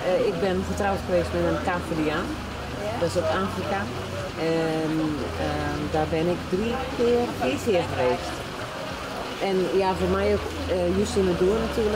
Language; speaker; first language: Dutch; native; Dutch